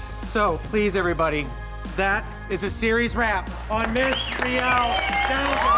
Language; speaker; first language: English; native; English